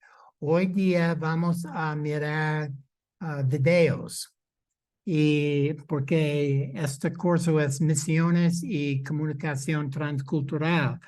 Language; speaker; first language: Spanish; non-native, fluent; English